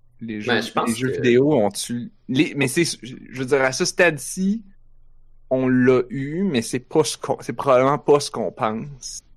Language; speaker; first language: French; native; French